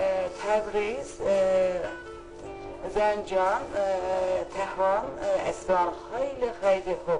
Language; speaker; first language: Persian; non-native, learner; Turkish